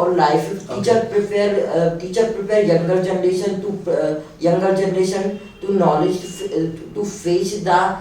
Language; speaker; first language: English; non-native, learner; Hindi